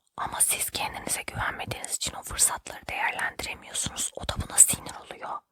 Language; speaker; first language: Turkish; native; Turkish